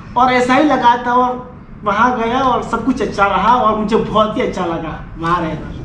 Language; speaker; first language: Hindi; non-native, fluent; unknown